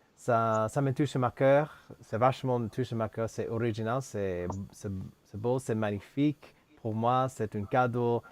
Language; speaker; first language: French; non-native, learner; English